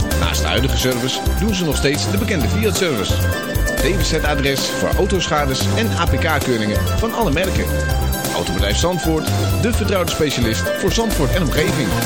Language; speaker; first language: Dutch; native; Dutch